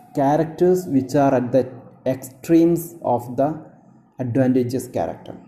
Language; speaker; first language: English; non-native, local second language; Malayalam